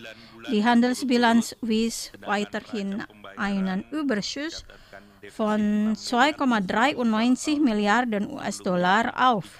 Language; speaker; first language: German; non-native, fluent; Indonesian